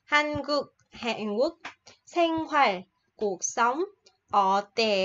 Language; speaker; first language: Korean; non-native, fluent; Vietnamese